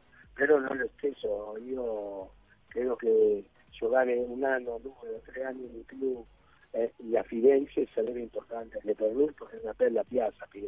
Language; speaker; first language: Italian; non-native, fluent; Spanish